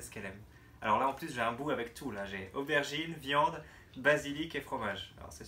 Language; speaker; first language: French; native; French